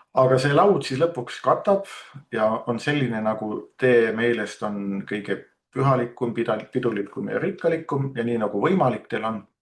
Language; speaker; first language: Estonian; native; Estonian